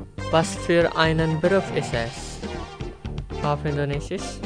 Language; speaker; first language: German; non-native, fluent; Indonesian